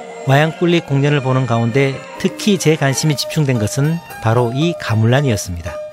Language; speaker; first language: Korean; native; Korean